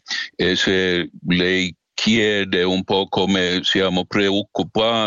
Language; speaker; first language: Italian; non-native, fluent; Finnish